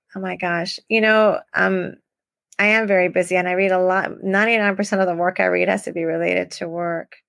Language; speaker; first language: English; native; English